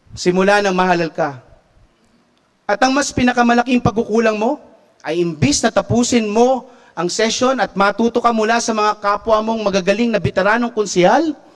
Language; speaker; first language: Filipino; native; Filipino